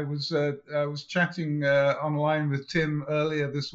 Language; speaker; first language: English; native; English